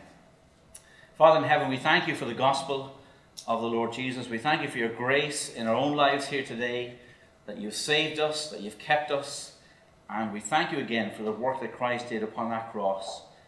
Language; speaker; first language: English; native; English